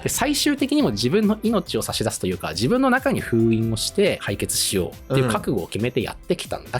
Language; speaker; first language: Japanese; native; Japanese